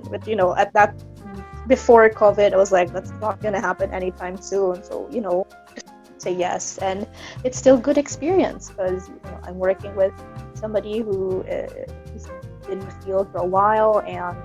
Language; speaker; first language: English; non-native, local second language; Cebuano